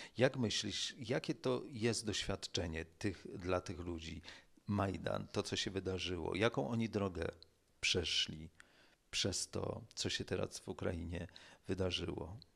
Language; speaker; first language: Polish; native; Polish